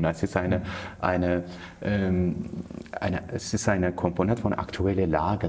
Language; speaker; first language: German; non-native, fluent; Kurdish